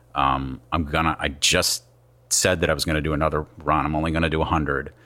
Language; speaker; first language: English; native; English